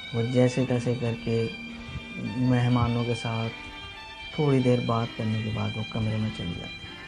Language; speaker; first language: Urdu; non-native, local second language; Punjabi